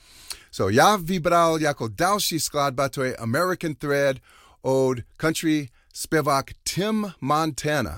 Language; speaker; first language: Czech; non-native, learner; English